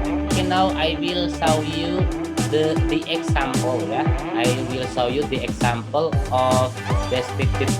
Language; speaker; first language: English; non-native, local second language; Indonesian